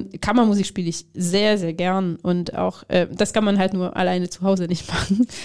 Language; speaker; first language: German; non-native, fluent; Hungarian